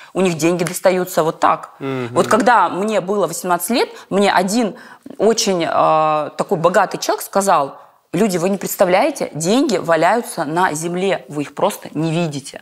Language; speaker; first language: Russian; native; Russian